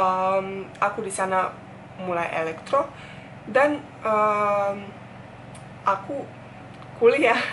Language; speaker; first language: Indonesian; non-native, fluent; Bosnian